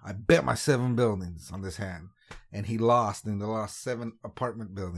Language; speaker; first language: English; native; English